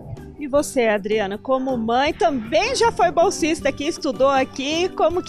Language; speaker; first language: Portuguese; native; Portuguese